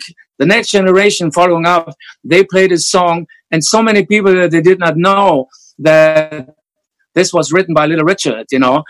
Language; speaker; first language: English; non-native, fluent; German